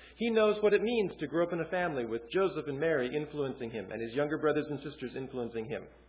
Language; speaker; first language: English; early bilingual, other home language; Chinese